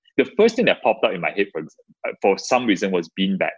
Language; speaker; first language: English; non-native, local second language; Chinese